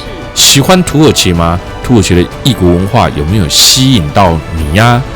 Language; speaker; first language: Chinese; native; Chinese